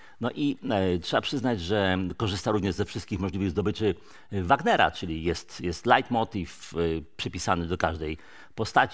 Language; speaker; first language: Polish; native; Polish